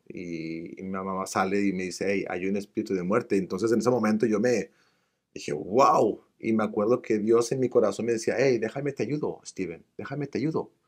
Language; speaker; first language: Spanish; early bilingual, other home language; English